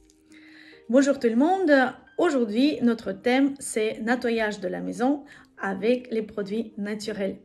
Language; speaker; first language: French; non-native, fluent; Russian